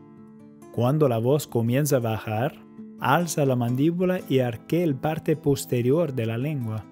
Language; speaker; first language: Spanish; non-native, fluent; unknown